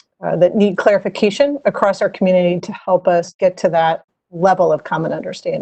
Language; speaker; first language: English; native; English